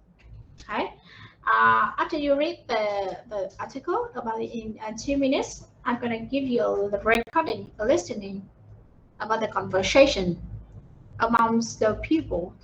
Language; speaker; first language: English; non-native, fluent; Vietnamese